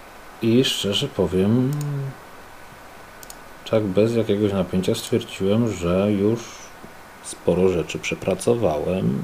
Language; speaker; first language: Polish; native; Polish